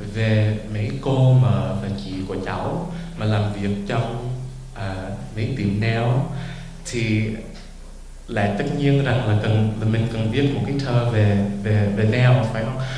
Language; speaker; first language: Vietnamese; early bilingual, heritage; Vietnamese